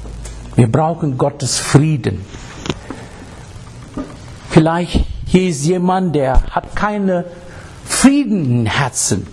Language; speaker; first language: German; non-native, fluent; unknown